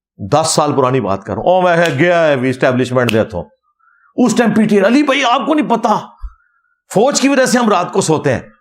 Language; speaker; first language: Urdu; non-native, local second language; Punjabi